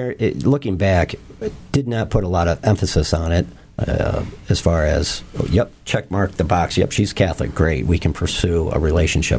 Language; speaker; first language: English; native; English